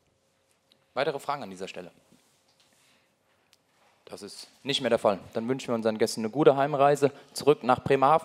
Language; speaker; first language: German; native; German